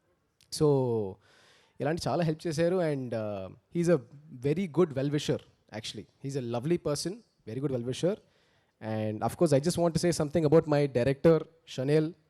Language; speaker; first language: Telugu; early bilingual, heritage; Telugu